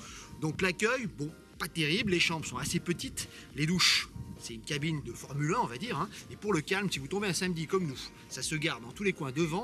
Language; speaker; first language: French; native; French